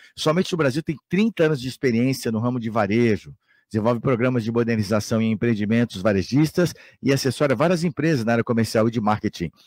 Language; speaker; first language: Portuguese; native; Portuguese